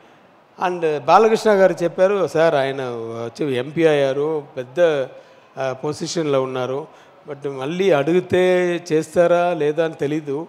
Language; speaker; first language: Telugu; non-native, learner; Tamil